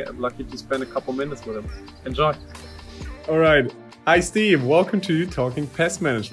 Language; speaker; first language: English; non-native, fluent; German